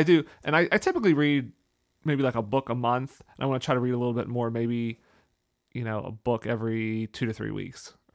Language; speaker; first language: English; native; English